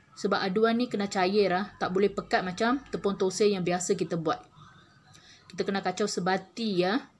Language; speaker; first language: Malay; non-native, local second language; Tamil